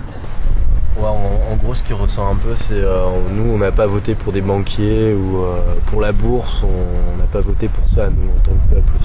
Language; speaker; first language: French; native; French